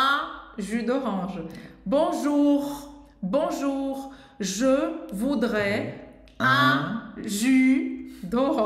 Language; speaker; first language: French; non-native, fluent; Portuguese